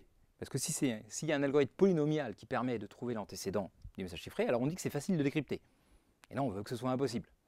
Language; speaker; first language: French; native; French